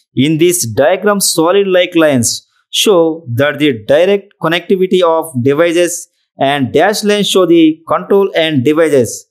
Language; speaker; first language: English; non-native, local second language; Telugu